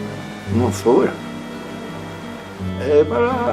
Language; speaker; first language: Portuguese; non-native, learner; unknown